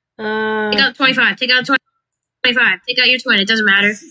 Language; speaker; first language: English; native; English